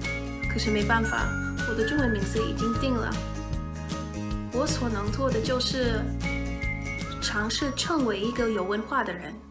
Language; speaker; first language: Chinese; non-native, fluent; English